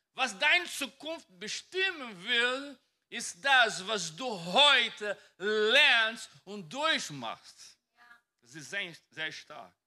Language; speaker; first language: German; non-native, fluent; Portuguese